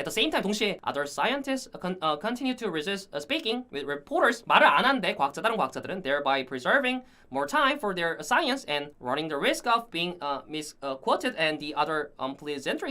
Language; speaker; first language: English; non-native, fluent; Korean